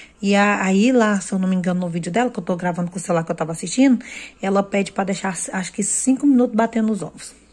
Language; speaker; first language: Portuguese; native; Portuguese